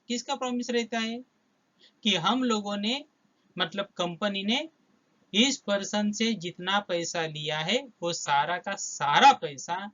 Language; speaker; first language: Hindi; non-native, local second language; Marathi